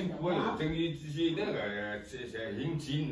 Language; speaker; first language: Chinese; native; Chinese